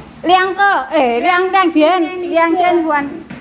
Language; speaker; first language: Chinese; non-native, learner; Javanese